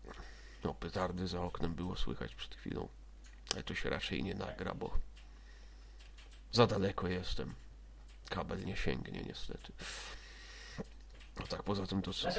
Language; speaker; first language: Polish; native; Polish